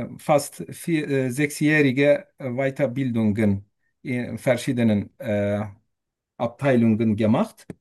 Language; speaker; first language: German; non-native, learner; Turkish